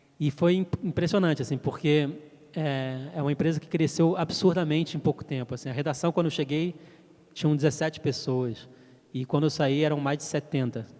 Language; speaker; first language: Portuguese; early bilingual, heritage; French